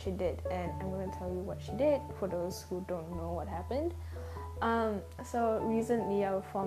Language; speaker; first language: English; non-native, local second language; Tamil